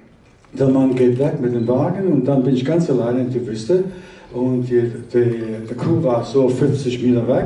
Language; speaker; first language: German; early bilingual, heritage; Italian